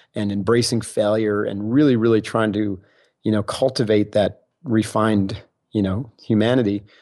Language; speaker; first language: English; native; English